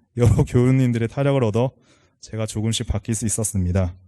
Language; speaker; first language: Korean; native; Korean